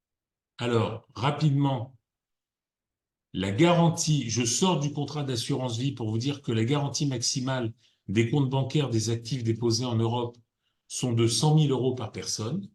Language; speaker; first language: French; native; French